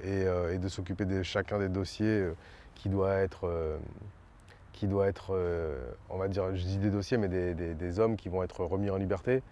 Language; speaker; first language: French; native; French